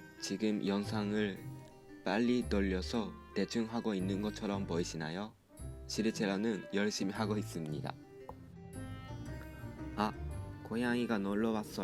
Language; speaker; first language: Korean; non-native, fluent; Japanese